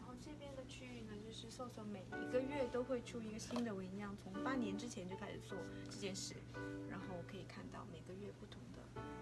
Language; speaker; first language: Chinese; native; Chinese